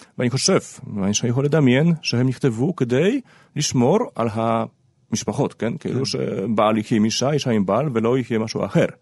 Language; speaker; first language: Hebrew; non-native, fluent; Polish